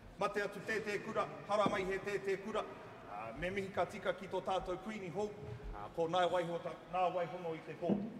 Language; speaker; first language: Māori; native; Māori